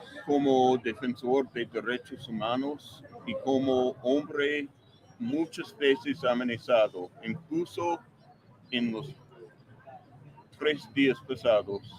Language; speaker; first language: Spanish; non-native, fluent; English